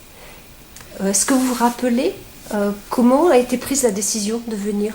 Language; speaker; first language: French; native; French